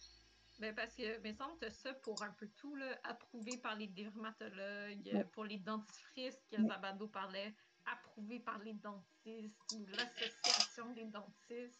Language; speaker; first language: French; native; French